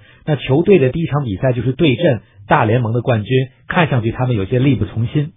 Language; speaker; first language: Chinese; native; Chinese